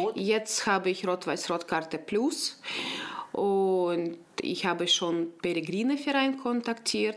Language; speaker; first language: German; non-native, local second language; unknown